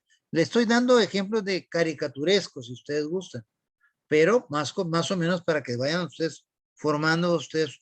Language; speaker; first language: Spanish; native; Spanish